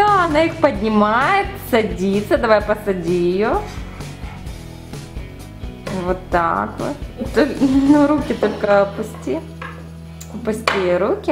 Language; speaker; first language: Russian; native; Russian